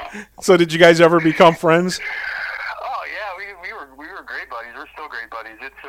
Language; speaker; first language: English; native; English